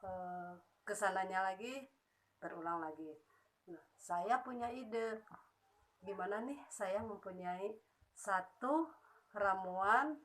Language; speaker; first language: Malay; non-native, local second language; Sundanese